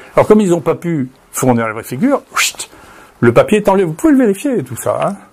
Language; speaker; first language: French; native; French